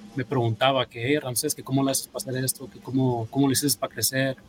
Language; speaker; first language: Spanish; early bilingual, heritage; Spanish